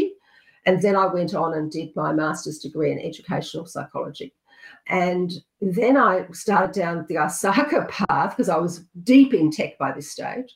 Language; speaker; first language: English; native; English